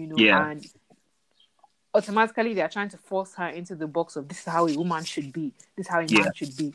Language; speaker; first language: English; non-native, local second language; Yoruba